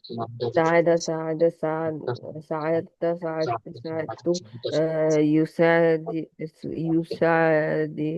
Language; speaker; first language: Arabic; non-native, learner; Bangla